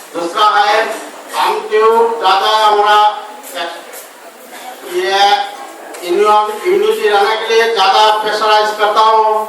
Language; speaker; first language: Hindi; non-native, local second language; Mizo